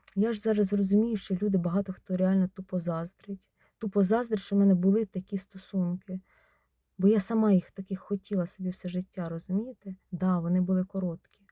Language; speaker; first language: Ukrainian; native; Ukrainian